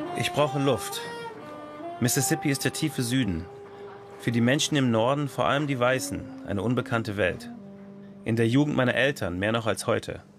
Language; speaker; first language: German; non-native, fluent; English